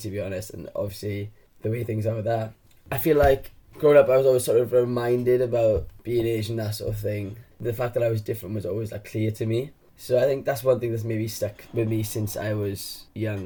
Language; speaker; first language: English; native; English